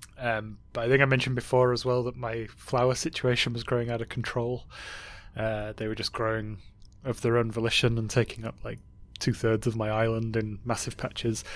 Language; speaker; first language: English; native; English